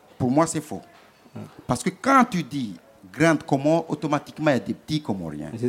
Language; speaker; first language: French; non-native, local second language; Comorian